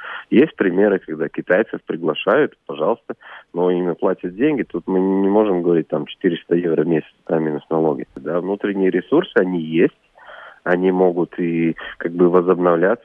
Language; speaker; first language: Russian; native; Russian